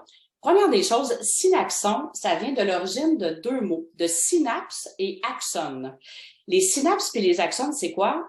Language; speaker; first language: French; native; French